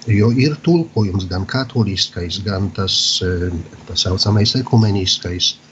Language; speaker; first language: Latvian; non-native, fluent; Polish